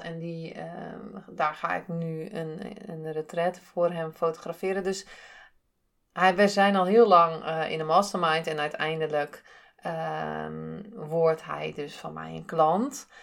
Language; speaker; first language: Dutch; native; Dutch